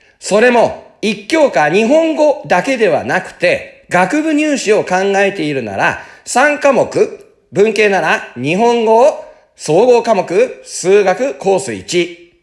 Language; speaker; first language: Japanese; native; Japanese